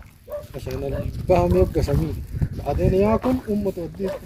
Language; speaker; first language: Arabic; native; Arabic